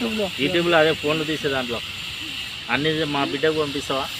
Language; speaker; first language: Telugu; native; Telugu